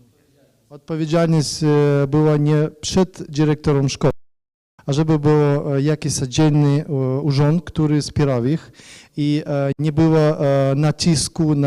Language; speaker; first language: Polish; non-native, learner; Ukrainian